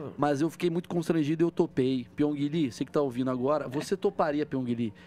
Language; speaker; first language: Portuguese; native; Portuguese